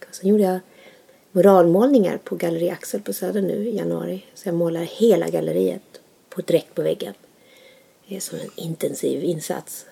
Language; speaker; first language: Swedish; native; Swedish